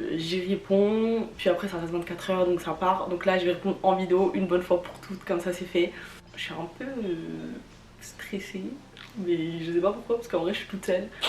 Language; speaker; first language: French; early bilingual, other home language; Vietnamese